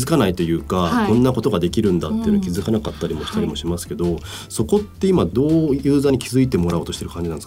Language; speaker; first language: Japanese; native; Japanese